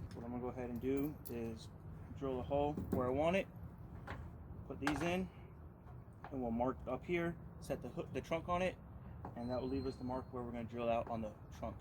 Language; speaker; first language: English; native; English